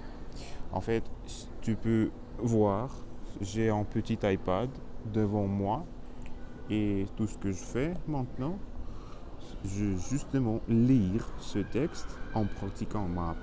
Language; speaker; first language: French; non-native, learner; Spanish